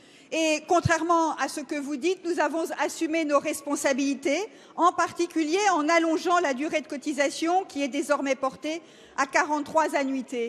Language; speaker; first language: French; native; French